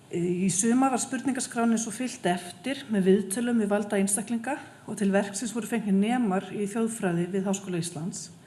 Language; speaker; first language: Icelandic; native; Icelandic